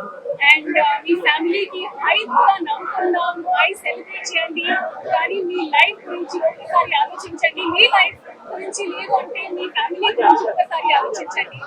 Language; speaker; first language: Telugu; non-native, learner; Hindi